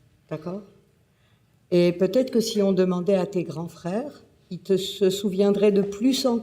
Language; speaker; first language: French; native; French